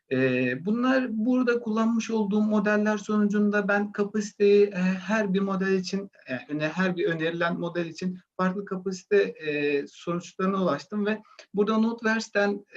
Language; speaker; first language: Turkish; native; Turkish